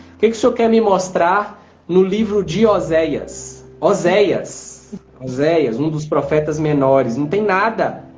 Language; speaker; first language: Portuguese; native; Portuguese